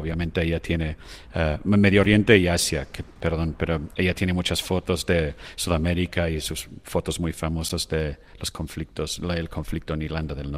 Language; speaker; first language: Spanish; non-native, fluent; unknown